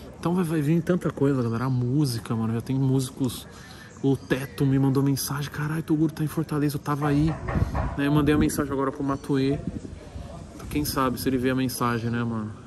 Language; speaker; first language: Portuguese; native; Portuguese